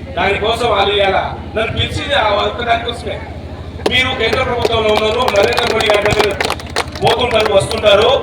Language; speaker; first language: Telugu; non-native, local second language; Lambadi